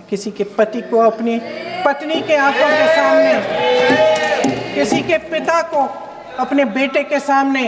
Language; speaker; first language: Hindi; native; Hindi